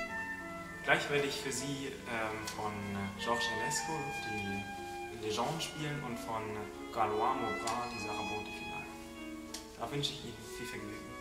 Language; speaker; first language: German; native; German